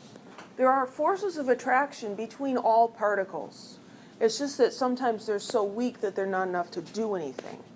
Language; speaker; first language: English; native; English